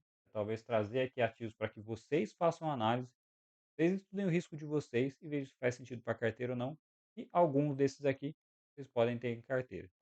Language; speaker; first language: Portuguese; native; Portuguese